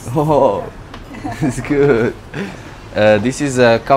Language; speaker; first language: English; non-native, learner; Arabic